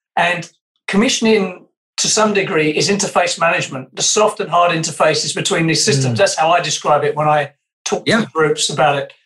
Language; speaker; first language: English; native; English